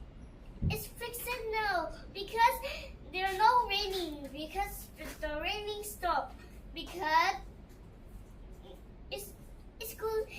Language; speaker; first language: English; early bilingual, other home language; Nepali